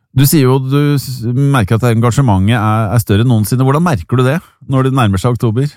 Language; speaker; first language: Norwegian; native; Norwegian